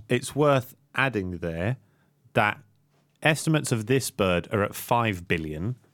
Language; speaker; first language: English; native; English